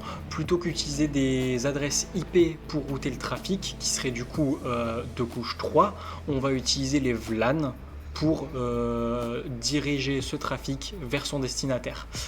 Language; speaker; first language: French; native; French